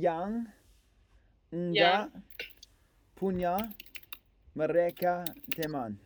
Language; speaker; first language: Indonesian; non-native, learner; English